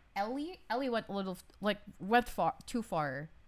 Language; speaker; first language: English; non-native, local second language; Filipino